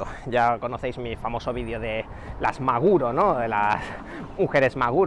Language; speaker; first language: Spanish; native; Spanish